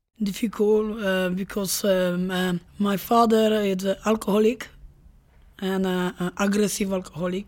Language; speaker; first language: English; non-native, learner; Polish